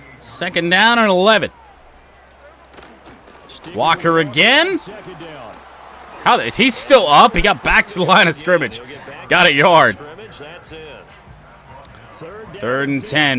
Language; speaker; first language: English; native; English